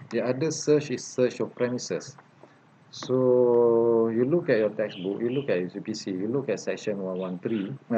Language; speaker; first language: English; non-native, local second language; Malay